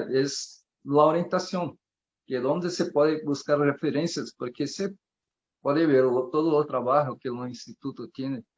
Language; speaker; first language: Spanish; non-native, learner; Portuguese